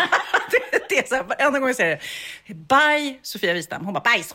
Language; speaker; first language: Swedish; native; Swedish